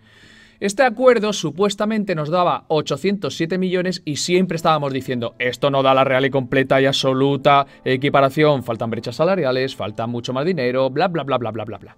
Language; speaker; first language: Spanish; native; Spanish